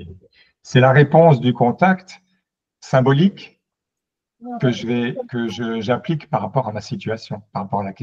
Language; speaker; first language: French; native; French